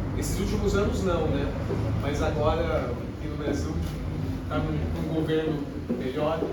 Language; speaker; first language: Portuguese; native; Portuguese